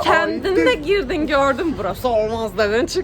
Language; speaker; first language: Turkish; native; Turkish